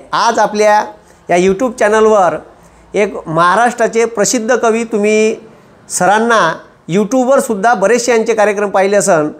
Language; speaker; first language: Marathi; native; Marathi